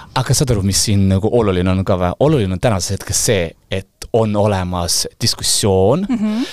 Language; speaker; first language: Estonian; non-native, local second language; Russian